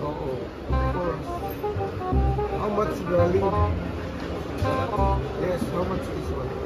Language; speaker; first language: English; non-native, learner; Filipino